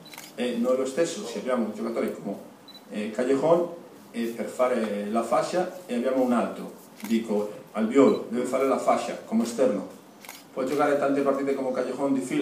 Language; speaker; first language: Italian; non-native, fluent; Spanish